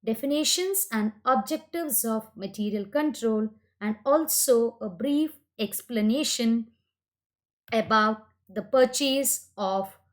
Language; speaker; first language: English; non-native, local second language; Kannada